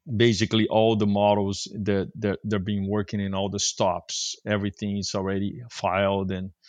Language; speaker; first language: English; non-native, fluent; Portuguese